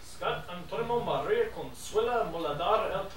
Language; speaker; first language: Spanish; non-native, learner; English